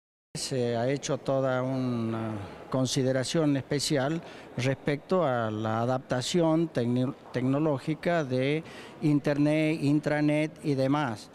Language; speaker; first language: Spanish; native; Spanish